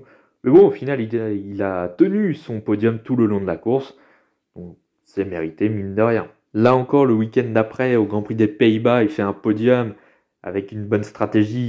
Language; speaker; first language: French; native; French